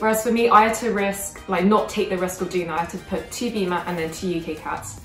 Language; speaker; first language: English; early bilingual, other home language; Korean